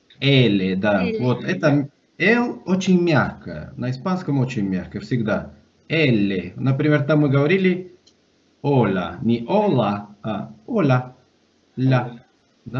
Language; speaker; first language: Russian; non-native, fluent; Spanish